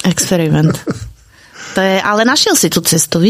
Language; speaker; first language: Slovak; native; Slovak